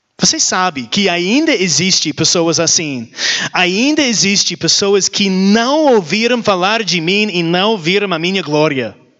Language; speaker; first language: Portuguese; non-native, learner; English